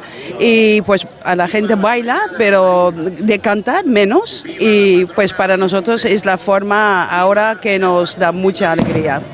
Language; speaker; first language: Spanish; non-native, fluent; Dutch